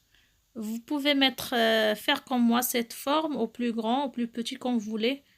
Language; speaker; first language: French; non-native, local second language; Arabic